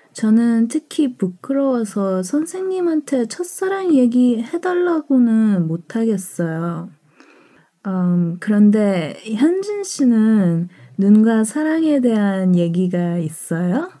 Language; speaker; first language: Korean; early bilingual, heritage; Korean